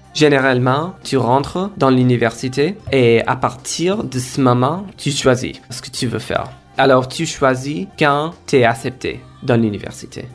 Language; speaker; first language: French; non-native, fluent; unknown